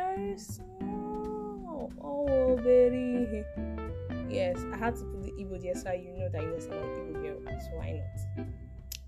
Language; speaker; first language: English; non-native, local second language; Igbo